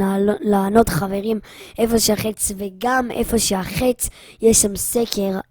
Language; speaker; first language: Hebrew; native; Hebrew